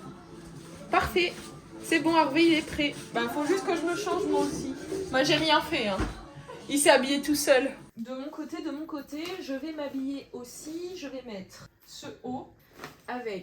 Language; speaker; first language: French; native; French